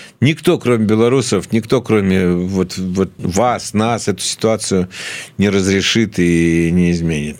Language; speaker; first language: Russian; native; Russian